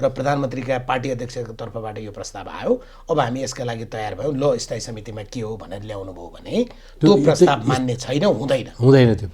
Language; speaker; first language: Nepali; native; Nepali